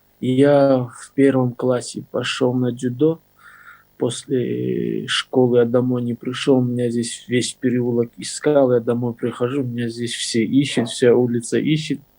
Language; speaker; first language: Russian; non-native, local second language; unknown